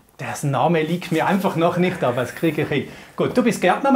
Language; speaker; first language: German; native; German